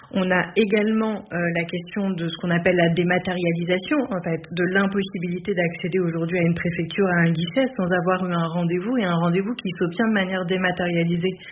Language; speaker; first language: French; native; French